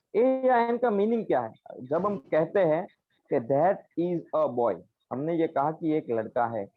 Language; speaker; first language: Hindi; non-native, local second language; Gujarati